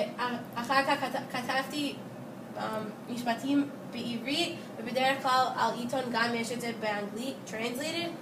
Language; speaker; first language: Hebrew; early bilingual, other home language; English